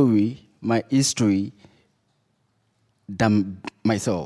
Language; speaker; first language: English; non-native, local second language; Yoruba